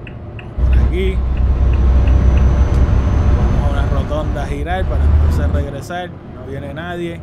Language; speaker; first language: Spanish; native; Spanish